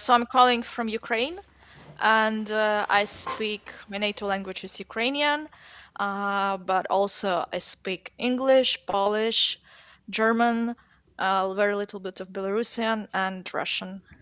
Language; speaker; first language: English; non-native, fluent; Ukrainian